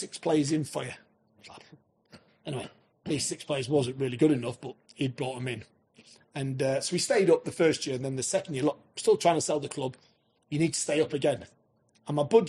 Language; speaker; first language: English; native; English